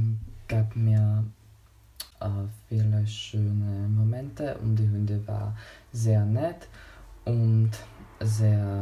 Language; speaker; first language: German; non-native, learner; Slovak